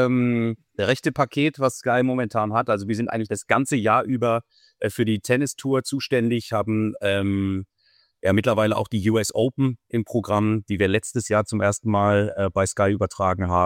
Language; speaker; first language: German; native; German